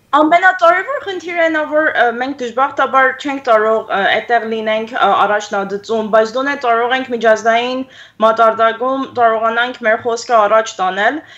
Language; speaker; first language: Armenian; early bilingual, heritage; Armenian